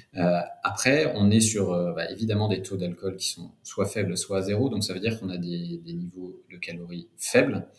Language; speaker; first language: French; native; French